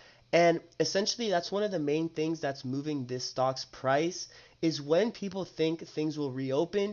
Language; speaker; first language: English; native; English